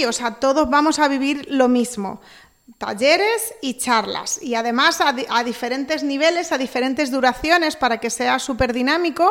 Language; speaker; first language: Spanish; native; Spanish